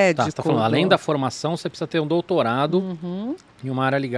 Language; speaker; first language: Portuguese; native; Portuguese